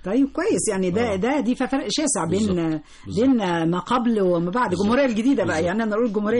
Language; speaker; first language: Arabic; native; Arabic